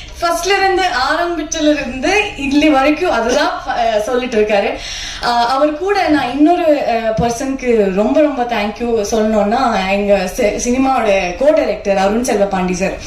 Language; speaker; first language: Tamil; non-native, learner; Kannada